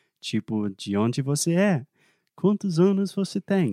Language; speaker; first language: Portuguese; non-native, fluent; English